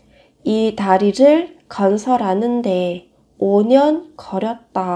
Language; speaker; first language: Korean; non-native, fluent; Vietnamese